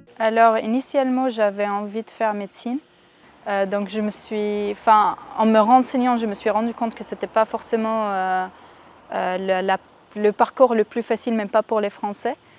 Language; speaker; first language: French; non-native, fluent; Arabic